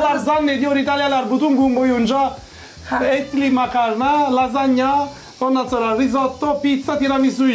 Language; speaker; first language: Turkish; non-native, learner; Italian